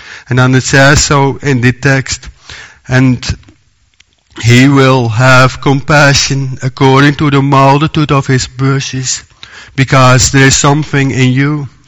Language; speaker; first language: English; non-native, fluent; Dutch